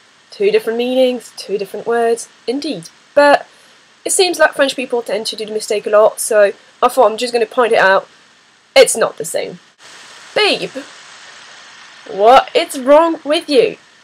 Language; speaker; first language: English; non-native, fluent; French